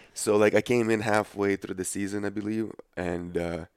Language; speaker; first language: English; non-native, fluent; Lithuanian